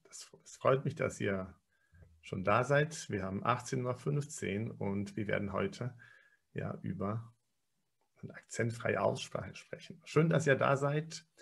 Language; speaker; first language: German; non-native, fluent; Polish